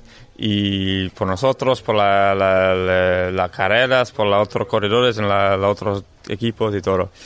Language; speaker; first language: Spanish; non-native, learner; English